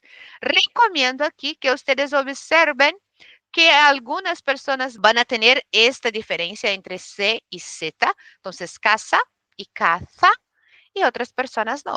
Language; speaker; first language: Spanish; non-native, fluent; Portuguese